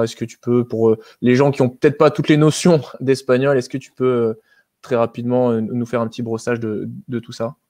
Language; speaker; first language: French; native; French